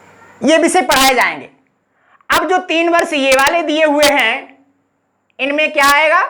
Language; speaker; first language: Hindi; native; Hindi